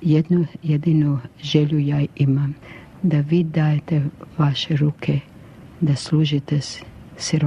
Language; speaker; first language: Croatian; non-native, local second language; Albanian